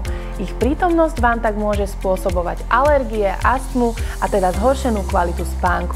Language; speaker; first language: Slovak; native; Slovak